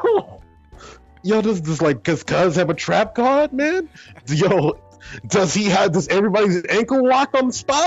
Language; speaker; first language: English; native; English